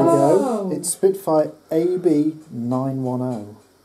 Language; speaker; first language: English; native; English